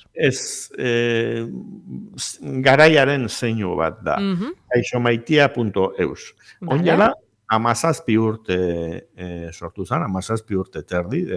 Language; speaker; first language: Basque; native; Basque